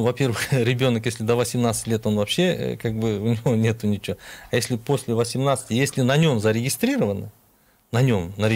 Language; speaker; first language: Russian; non-native, local second language; Kyrgyz